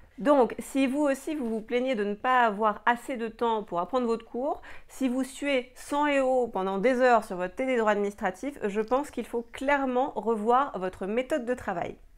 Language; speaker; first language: French; native; French